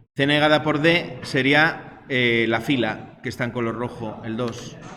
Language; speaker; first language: Spanish; native; Spanish